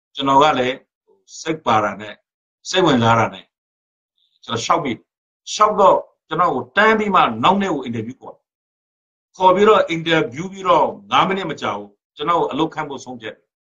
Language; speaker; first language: Burmese; non-native, local second language; Rohingya